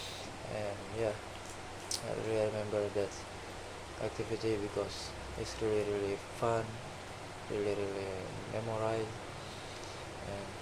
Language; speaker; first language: English; non-native, learner; Indonesian